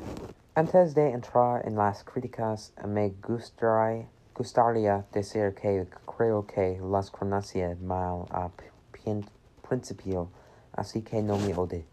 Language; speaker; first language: Spanish; non-native, learner; English